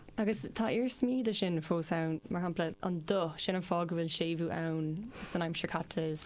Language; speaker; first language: Irish; non-native, local second language; English